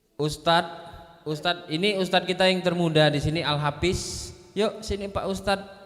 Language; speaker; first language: Indonesian; native; Indonesian